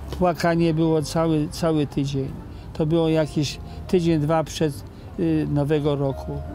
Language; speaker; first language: Polish; non-native, local second language; Yiddish